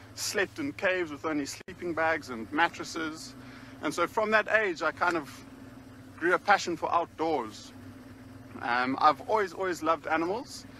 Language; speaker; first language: English; native; English